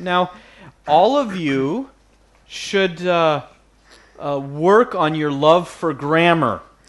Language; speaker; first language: English; native; English